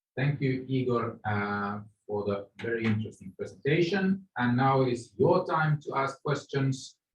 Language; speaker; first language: English; non-native, fluent; Finnish